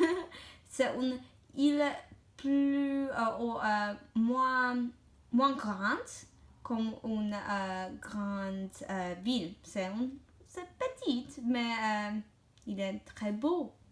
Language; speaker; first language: French; non-native, learner; English